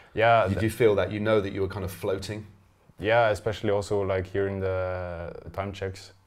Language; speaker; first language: English; non-native, fluent; Norwegian